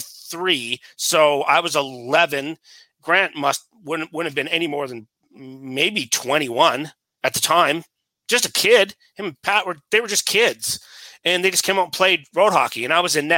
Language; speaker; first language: English; native; English